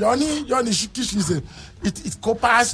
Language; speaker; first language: Hungarian; non-native, learner; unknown